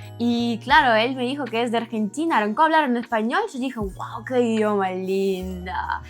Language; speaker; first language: Spanish; non-native, fluent; Ukrainian